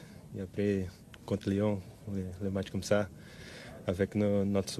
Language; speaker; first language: French; non-native, learner; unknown